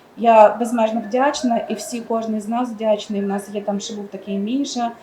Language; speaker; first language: Ukrainian; native; Ukrainian